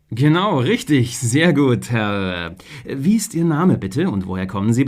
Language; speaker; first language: German; native; German